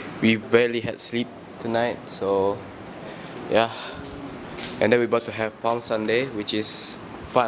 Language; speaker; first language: English; non-native, local second language; Malay